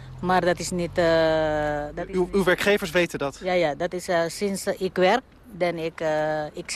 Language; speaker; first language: Dutch; non-native, learner; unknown